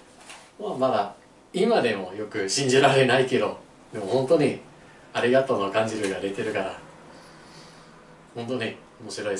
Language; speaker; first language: Japanese; non-native, learner; English